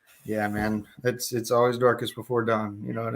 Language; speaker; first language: English; native; English